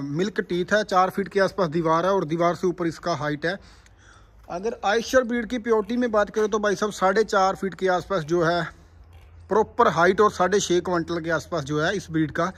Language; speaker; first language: Hindi; non-native, local second language; Punjabi